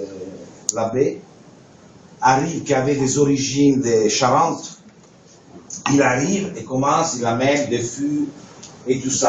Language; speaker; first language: French; non-native, fluent; Italian